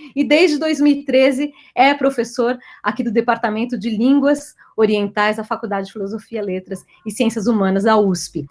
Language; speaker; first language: Portuguese; native; Portuguese